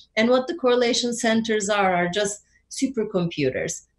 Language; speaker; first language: English; non-native, fluent; Turkish